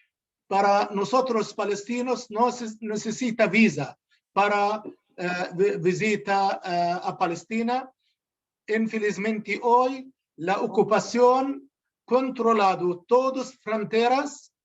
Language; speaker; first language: Spanish; non-native, learner; Arabic